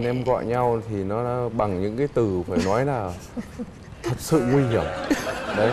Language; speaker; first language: Vietnamese; native; Vietnamese